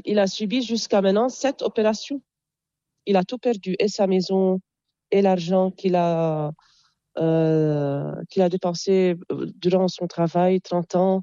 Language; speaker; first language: French; non-native, local second language; Arabic